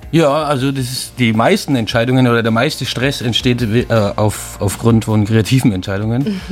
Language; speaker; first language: German; native; German